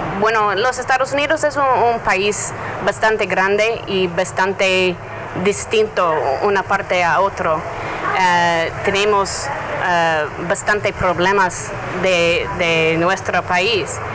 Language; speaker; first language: Spanish; non-native, learner; English